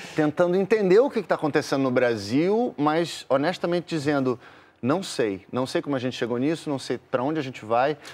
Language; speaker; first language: Portuguese; native; Portuguese